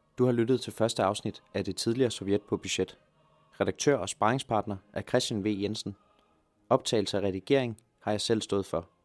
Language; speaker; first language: Danish; native; Danish